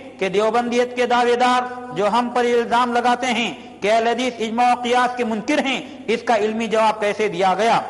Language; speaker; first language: Urdu; native; Urdu